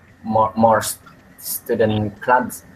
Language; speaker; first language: English; non-native, learner; Indonesian